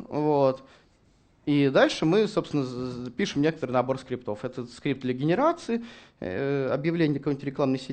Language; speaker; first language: Russian; native; Russian